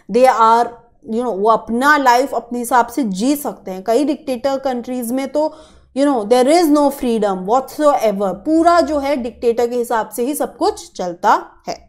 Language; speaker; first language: Hindi; native; Hindi